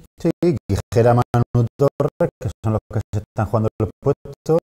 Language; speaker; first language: Spanish; native; Spanish